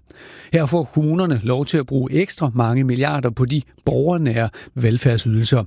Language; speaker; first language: Danish; native; Danish